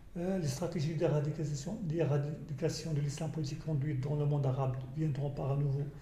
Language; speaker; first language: French; non-native, local second language; Arabic